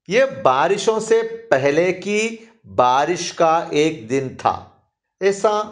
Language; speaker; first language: Hindi; non-native, local second language; Malayalam